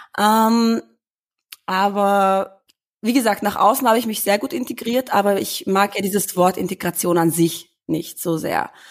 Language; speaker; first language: German; early bilingual, other home language; Albanian